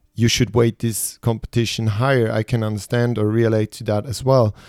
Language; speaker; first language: English; non-native, fluent; Swiss German